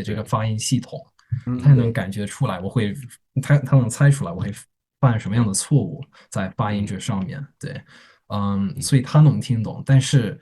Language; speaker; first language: Chinese; non-native, fluent; English